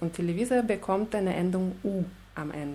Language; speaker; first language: German; non-native, fluent; Russian